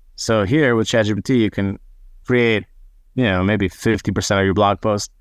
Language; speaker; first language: English; non-native, fluent; Hebrew